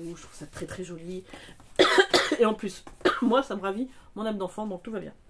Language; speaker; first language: French; native; French